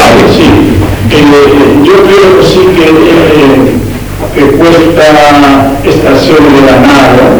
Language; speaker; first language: Italian; non-native, learner; Spanish